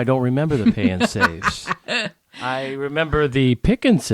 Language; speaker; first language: English; native; English